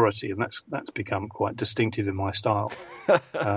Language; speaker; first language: English; native; English